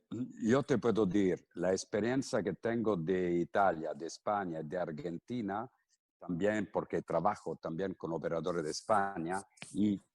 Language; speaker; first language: Spanish; non-native, fluent; Italian